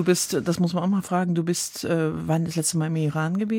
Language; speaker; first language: German; native; German